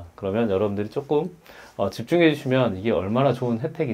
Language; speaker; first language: Korean; native; Korean